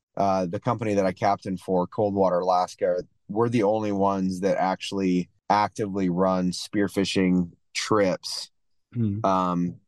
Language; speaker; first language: English; native; English